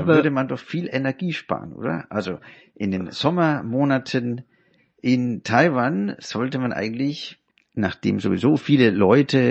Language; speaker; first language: German; native; German